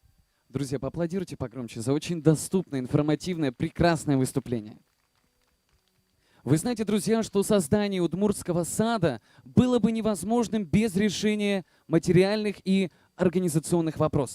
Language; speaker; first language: Russian; native; Russian